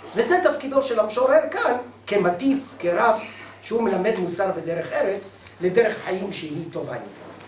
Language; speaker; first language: Hebrew; native; Hebrew